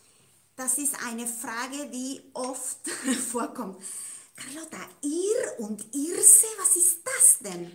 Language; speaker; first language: German; non-native, fluent; Spanish